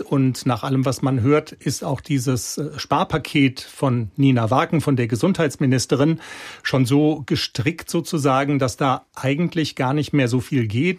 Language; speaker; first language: German; native; German